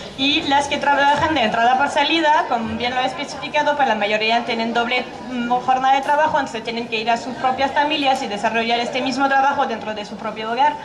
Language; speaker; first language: Spanish; non-native, fluent; French